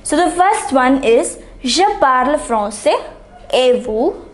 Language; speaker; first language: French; non-native, fluent; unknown